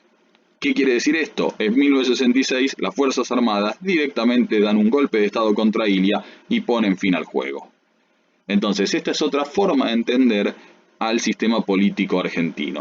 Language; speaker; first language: Spanish; native; Spanish